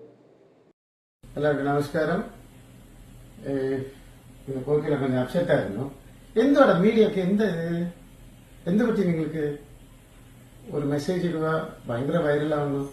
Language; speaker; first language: Malayalam; non-native, fluent; Tamil